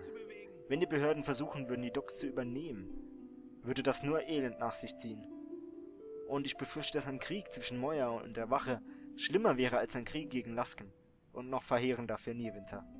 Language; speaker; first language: German; native; German